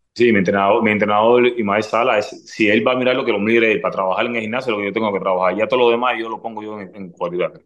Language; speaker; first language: Spanish; native; Spanish